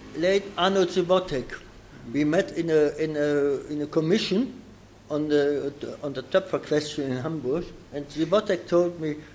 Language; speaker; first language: English; non-native, fluent; German